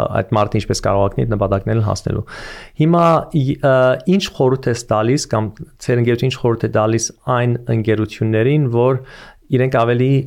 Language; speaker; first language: Armenian; early bilingual, heritage; Armenian